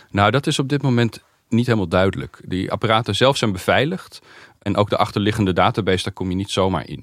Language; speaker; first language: Dutch; native; Dutch